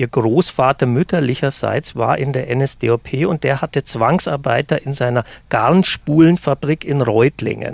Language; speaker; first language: German; native; German